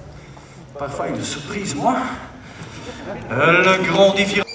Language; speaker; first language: French; non-native, learner; Dutch